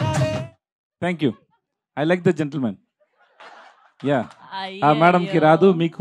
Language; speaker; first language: Telugu; non-native, learner; Tamil